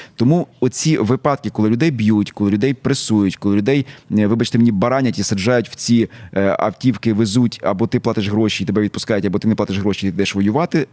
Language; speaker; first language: Ukrainian; native; Ukrainian